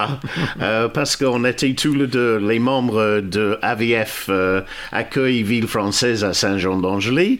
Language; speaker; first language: French; non-native, fluent; English